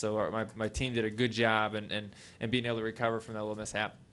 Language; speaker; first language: English; native; English